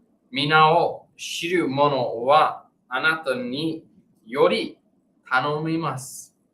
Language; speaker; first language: Japanese; non-native, fluent; English